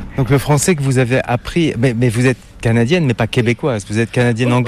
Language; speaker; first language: French; native; French